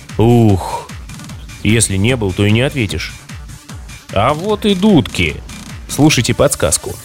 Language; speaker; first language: Russian; native; Russian